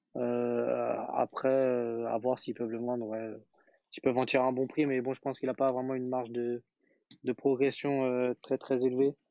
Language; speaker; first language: French; native; French